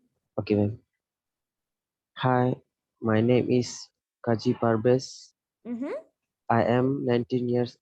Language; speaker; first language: English; non-native, learner; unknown